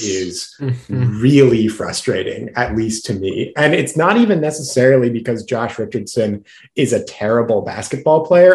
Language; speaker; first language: English; native; English